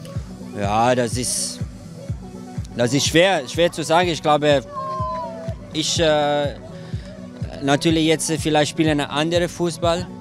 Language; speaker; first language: German; non-native, local second language; Italian